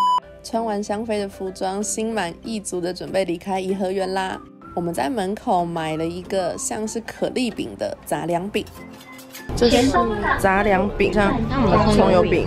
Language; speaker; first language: Chinese; native; Chinese